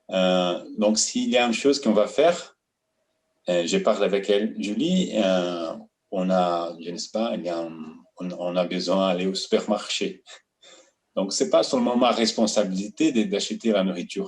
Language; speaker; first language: French; non-native, fluent; Portuguese